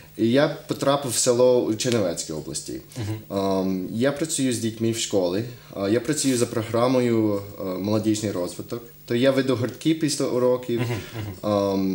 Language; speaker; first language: Ukrainian; non-native, fluent; English